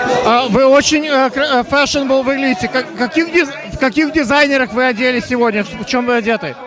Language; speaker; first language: Russian; native; Russian